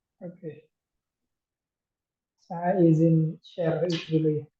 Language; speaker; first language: Indonesian; non-native, fluent; Thai